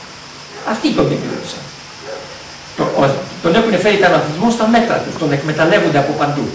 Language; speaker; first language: Greek; native; Greek